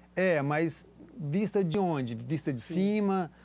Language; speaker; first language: Portuguese; native; Portuguese